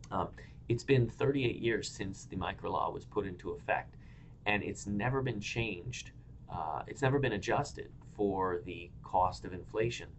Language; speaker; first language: English; native; English